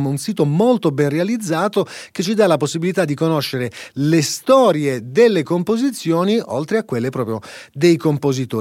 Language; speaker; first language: Italian; native; Italian